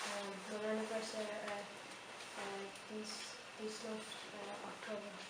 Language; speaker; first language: French; non-native, learner; English